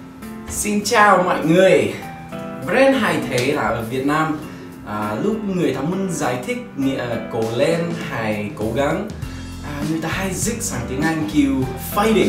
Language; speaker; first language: Vietnamese; non-native, fluent; English